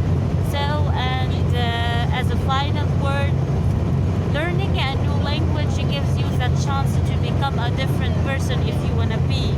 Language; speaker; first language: English; non-native, learner; Arabic